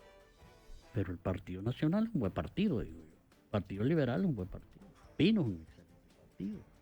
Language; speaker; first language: Spanish; native; Spanish